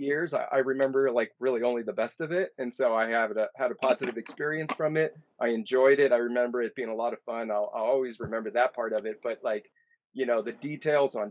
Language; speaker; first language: English; native; English